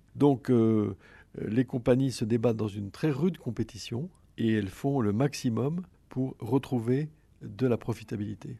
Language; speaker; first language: French; native; French